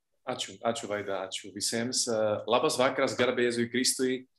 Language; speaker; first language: Lithuanian; non-native, fluent; Slovak